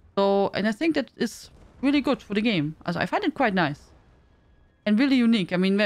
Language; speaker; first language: English; non-native, fluent; German